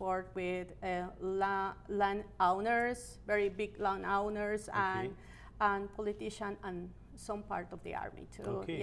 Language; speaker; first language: English; non-native, learner; Spanish